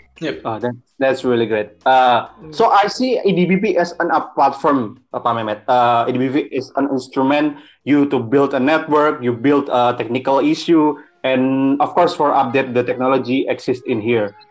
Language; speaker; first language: English; non-native, learner; Indonesian